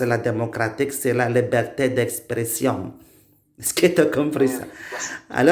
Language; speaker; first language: French; non-native, learner; Indonesian